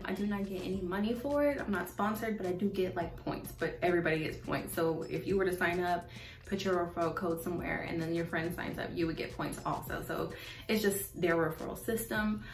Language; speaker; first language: English; native; English